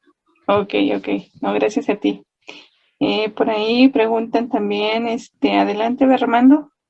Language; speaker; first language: Spanish; native; Spanish